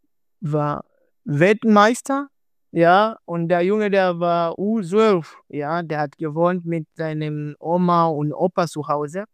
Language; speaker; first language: German; non-native, learner; Swahili